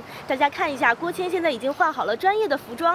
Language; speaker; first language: Chinese; native; Chinese